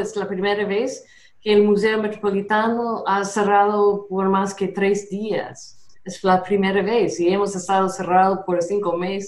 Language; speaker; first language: Spanish; non-native, fluent; English